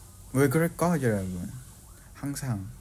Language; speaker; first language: Korean; non-native, fluent; Vietnamese